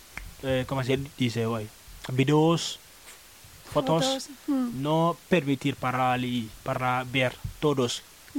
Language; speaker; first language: Spanish; non-native, learner; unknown